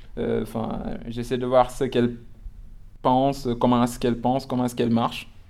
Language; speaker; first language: French; non-native, local second language; Wolof